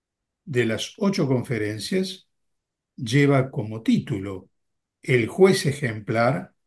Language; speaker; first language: Spanish; native; Spanish